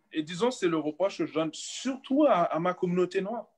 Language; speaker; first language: French; native; French